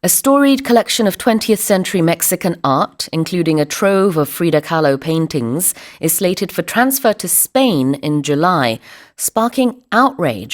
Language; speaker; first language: English; non-native, fluent; Korean